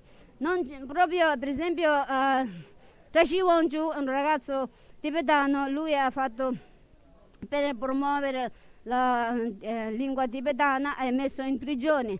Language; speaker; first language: Italian; non-native, fluent; Tibetan